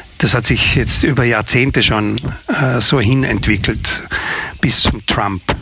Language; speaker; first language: German; native; German